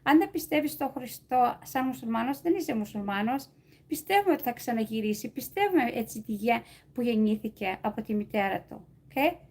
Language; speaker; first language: Greek; early bilingual, other home language; English